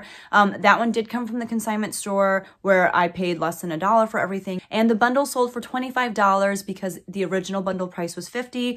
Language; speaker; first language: English; native; English